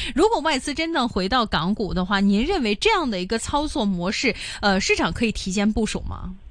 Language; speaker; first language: Chinese; non-native, local second language; Cantonese